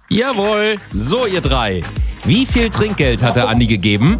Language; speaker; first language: German; native; German